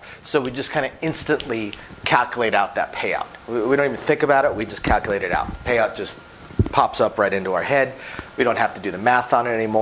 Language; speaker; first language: English; native; English